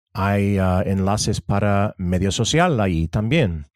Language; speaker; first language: Spanish; non-native, fluent; English